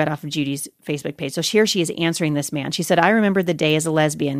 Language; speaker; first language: English; native; English